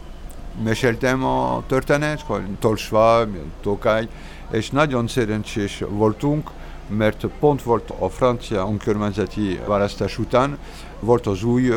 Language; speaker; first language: Hungarian; non-native, learner; French